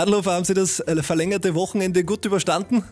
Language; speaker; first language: German; native; German